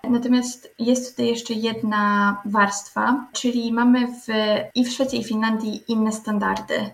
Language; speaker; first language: Polish; native; Polish